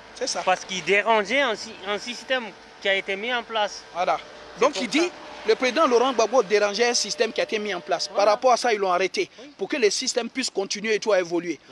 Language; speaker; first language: French; native; French